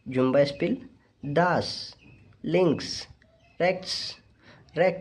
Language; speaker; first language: German; non-native, fluent; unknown